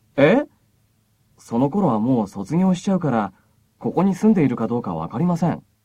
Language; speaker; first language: Japanese; native; Japanese